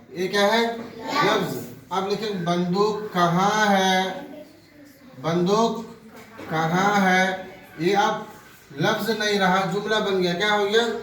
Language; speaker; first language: Hindi; non-native, local second language; Urdu